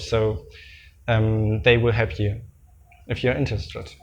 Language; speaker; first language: English; non-native, fluent; German